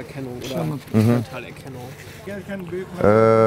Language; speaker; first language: German; native; German